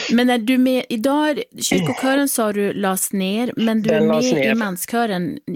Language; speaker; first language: Swedish; native; Swedish